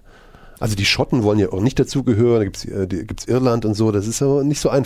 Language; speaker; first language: German; native; German